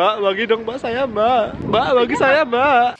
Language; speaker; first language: Indonesian; native; Indonesian